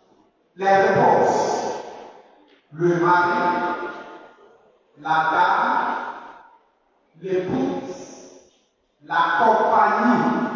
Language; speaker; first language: French; non-native, fluent; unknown